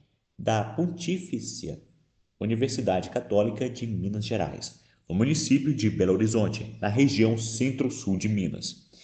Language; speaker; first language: Portuguese; native; Portuguese